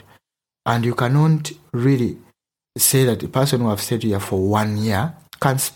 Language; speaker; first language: English; non-native, local second language; Ganda